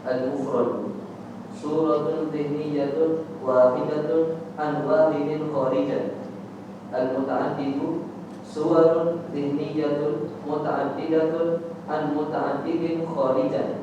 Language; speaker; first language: Arabic; non-native, learner; Malay